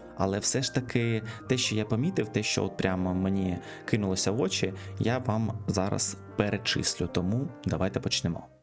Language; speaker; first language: Ukrainian; native; Ukrainian